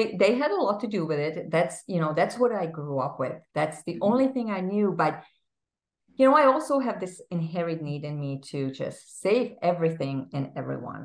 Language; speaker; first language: English; non-native, fluent; Czech